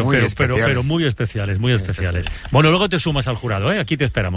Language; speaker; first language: Spanish; native; Spanish